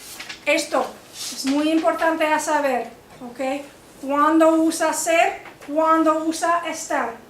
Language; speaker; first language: Spanish; non-native, fluent; English